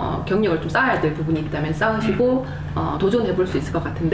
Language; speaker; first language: Korean; native; Korean